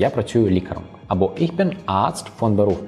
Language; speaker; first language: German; non-native, fluent; Ukrainian